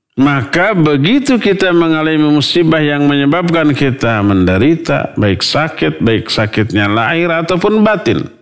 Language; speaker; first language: Indonesian; non-native, local second language; Sundanese